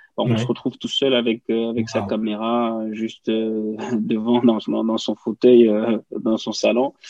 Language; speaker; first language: French; non-native, local second language; Kinyarwanda